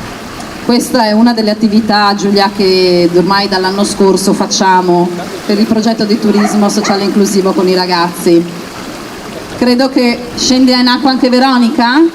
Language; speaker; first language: Italian; native; Italian